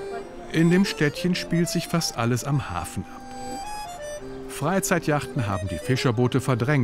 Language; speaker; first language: German; native; German